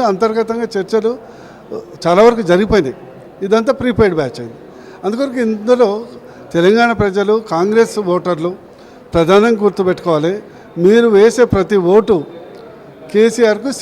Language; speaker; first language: Telugu; native; Telugu